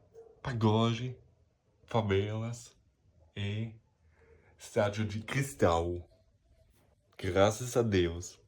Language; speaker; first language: Portuguese; non-native, learner; German